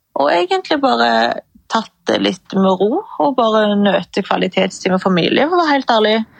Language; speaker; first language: Norwegian; early bilingual, other home language; Arabic